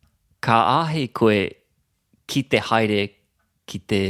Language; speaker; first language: Māori; non-native, local second language; English